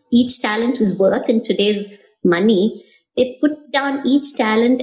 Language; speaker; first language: English; non-native, local second language; Tamil